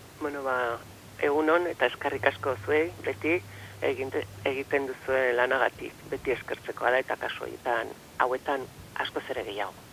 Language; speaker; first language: Basque; native; Basque